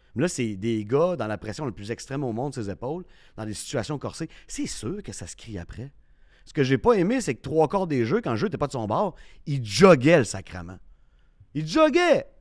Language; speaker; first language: French; native; French